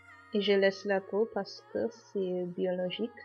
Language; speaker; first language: French; non-native, fluent; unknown